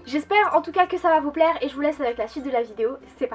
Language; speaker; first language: French; native; French